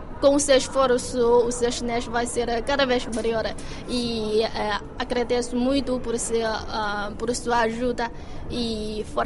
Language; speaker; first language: Portuguese; non-native, fluent; Chinese